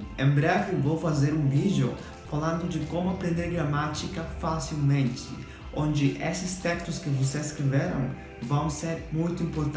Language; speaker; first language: Portuguese; non-native, fluent; Spanish